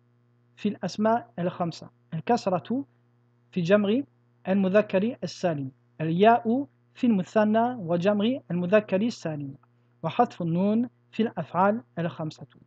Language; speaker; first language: Arabic; non-native, fluent; French